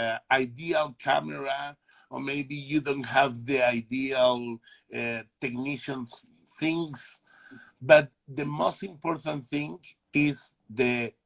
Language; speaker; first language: English; non-native, learner; Spanish